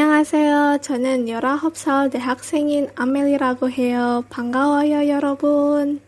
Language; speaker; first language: Korean; non-native, learner; Indonesian